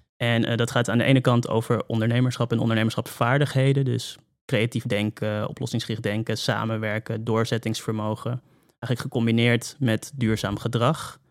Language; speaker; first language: Dutch; native; Dutch